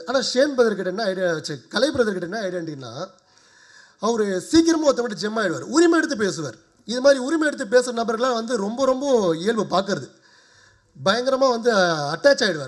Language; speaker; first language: Tamil; native; Tamil